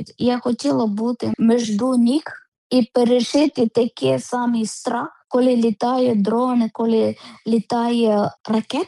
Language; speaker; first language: Ukrainian; non-native, learner; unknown